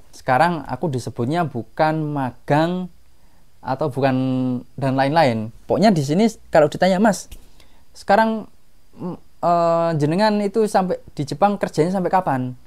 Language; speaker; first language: Indonesian; non-native, local second language; Javanese